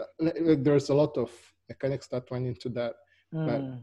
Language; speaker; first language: English; non-native, local second language; Kinyarwanda